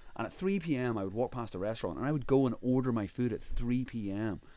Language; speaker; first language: English; native; English